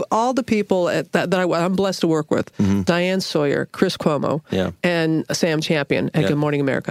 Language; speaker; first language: English; native; English